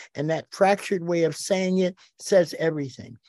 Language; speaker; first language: English; native; English